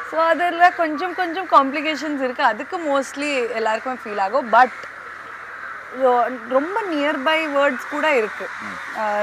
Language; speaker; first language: Tamil; non-native, fluent; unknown